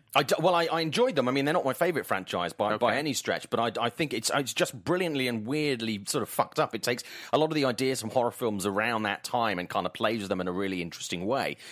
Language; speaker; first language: English; native; English